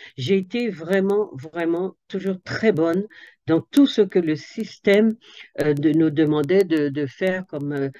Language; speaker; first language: French; native; French